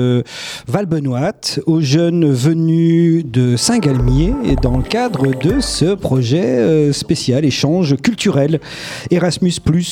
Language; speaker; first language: French; native; French